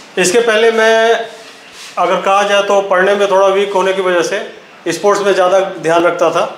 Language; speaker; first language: Hindi; native; Hindi